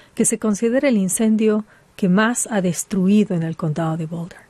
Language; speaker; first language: Spanish; native; Spanish